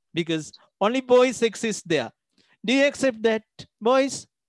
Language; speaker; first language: English; non-native, local second language; Sinhala